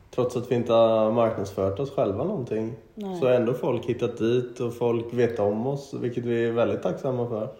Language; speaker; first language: Swedish; native; Swedish